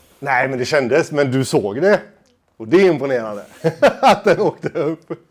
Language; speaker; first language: Swedish; native; Swedish